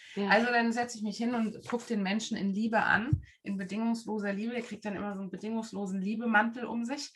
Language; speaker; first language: German; native; German